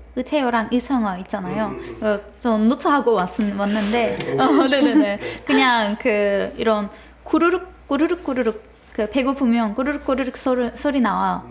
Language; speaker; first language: Korean; non-native, fluent; Turkish